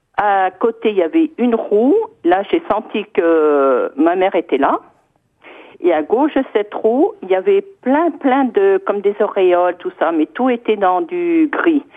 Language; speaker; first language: French; native; French